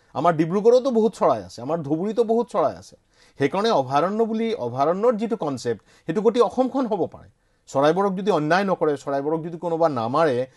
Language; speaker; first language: Assamese; non-native, local second language; Bangla